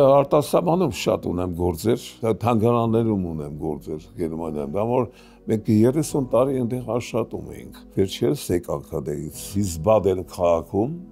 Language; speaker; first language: Armenian; early bilingual, heritage; Armenian